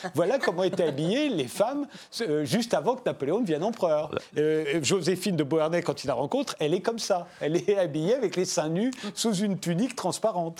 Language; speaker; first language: French; native; French